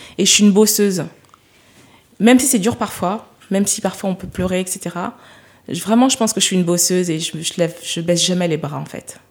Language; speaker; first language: French; early bilingual, other home language; Lingala